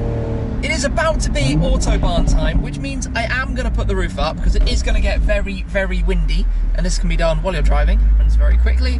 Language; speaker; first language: English; native; English